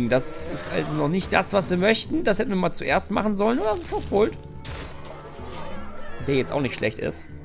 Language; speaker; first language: German; native; German